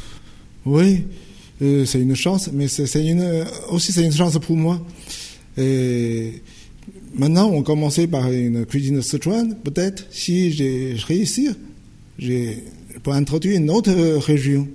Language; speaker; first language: French; non-native, fluent; Chinese